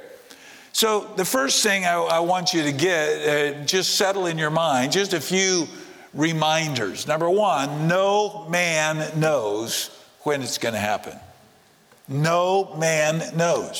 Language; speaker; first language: English; native; English